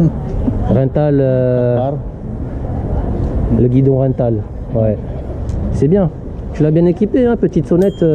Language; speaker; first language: French; native; French